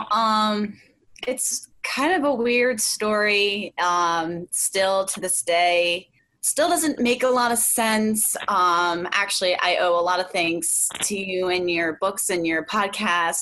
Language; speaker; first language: English; native; English